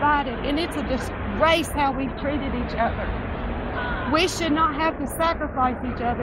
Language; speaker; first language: English; native; English